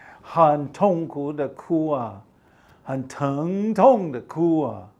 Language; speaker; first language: Chinese; non-native, fluent; English